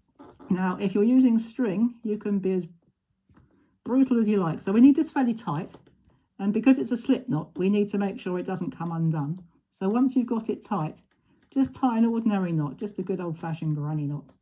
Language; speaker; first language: English; native; English